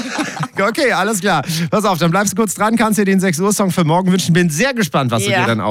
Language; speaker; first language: German; native; German